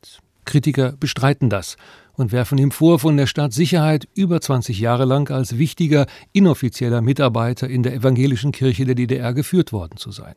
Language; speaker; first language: German; native; German